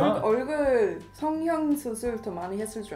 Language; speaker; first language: Korean; non-native, fluent; Swedish